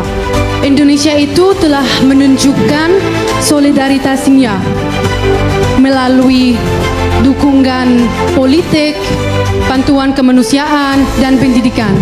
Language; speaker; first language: Indonesian; non-native, fluent; Arabic